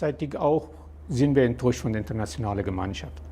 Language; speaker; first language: German; non-native, fluent; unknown